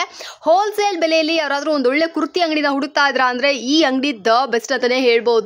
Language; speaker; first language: Kannada; native; Kannada